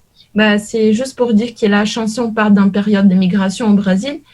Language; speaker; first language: French; non-native, learner; Portuguese